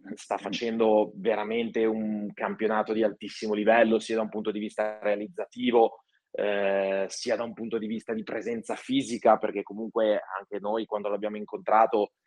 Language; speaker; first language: Italian; native; Italian